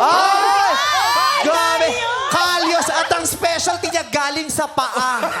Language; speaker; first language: Filipino; native; Filipino